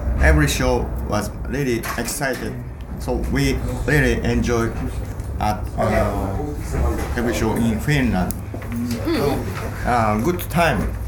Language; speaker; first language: English; non-native, learner; Japanese